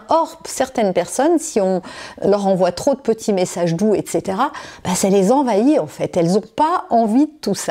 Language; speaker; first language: French; native; French